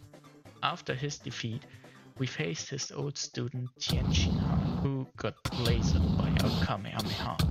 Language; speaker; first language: English; non-native, fluent; German